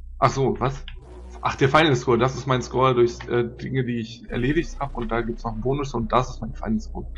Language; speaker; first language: German; native; German